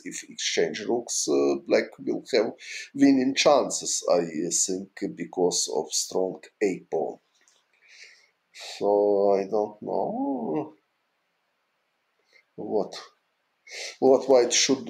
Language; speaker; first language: English; non-native, fluent; Ukrainian